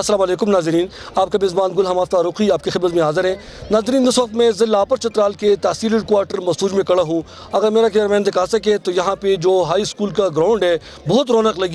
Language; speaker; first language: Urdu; non-native, local second language; Khowar